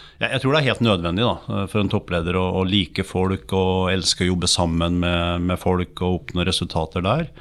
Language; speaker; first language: Norwegian; native; Norwegian